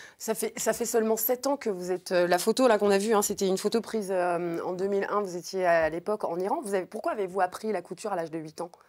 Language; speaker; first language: French; native; French